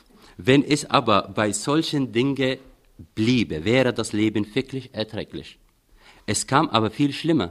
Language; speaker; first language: German; non-native, fluent; Arabic